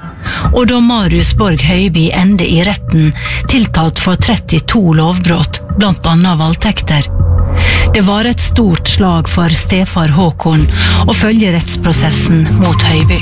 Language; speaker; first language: Norwegian; native; Norwegian